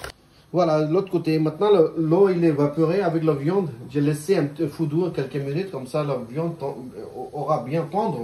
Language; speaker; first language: French; non-native, learner; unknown